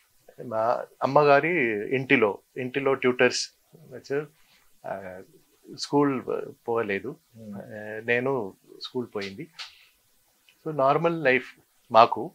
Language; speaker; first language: Telugu; non-native, learner; Malayalam